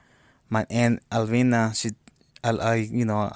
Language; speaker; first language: English; non-native, fluent; Spanish